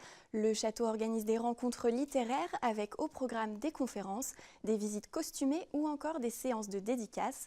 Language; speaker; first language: French; native; French